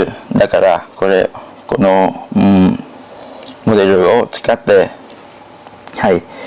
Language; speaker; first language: Japanese; non-native, learner; Thai